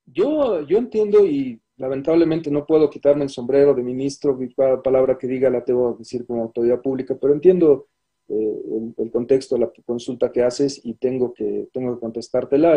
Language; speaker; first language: Spanish; native; Spanish